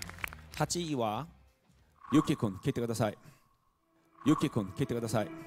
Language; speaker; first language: Japanese; non-native, learner; Korean